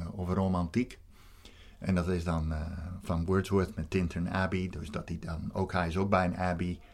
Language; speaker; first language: Dutch; native; Dutch